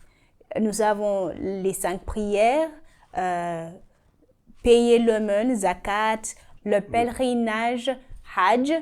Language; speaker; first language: French; non-native, learner; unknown